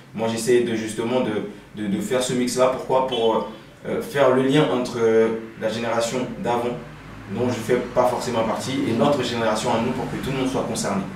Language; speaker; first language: French; early bilingual, other home language; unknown